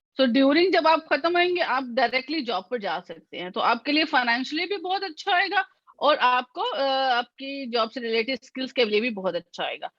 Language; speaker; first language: Urdu; native; Urdu